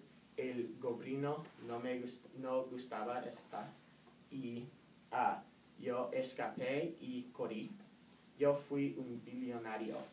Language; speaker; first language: Spanish; non-native, learner; English